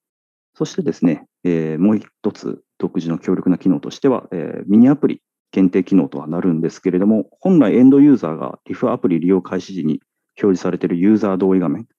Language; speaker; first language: Japanese; native; Japanese